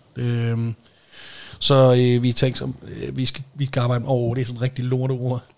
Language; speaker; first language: Danish; native; Danish